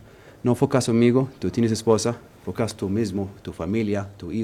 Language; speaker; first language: Spanish; non-native, learner; Arabic